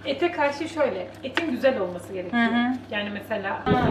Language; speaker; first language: Turkish; native; Turkish